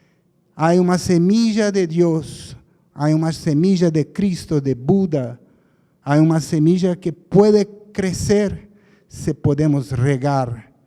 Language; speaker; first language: Spanish; non-native, fluent; Portuguese